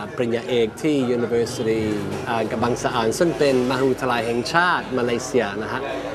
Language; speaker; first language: Thai; non-native, fluent; English